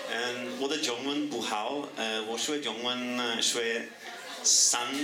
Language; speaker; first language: Chinese; non-native, learner; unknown